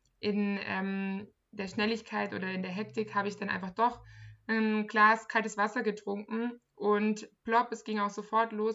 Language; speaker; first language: German; native; German